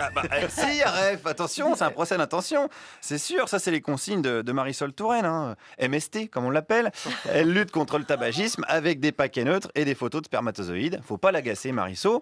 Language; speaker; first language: French; native; French